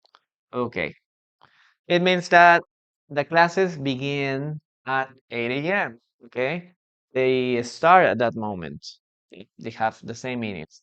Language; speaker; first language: English; non-native, fluent; Spanish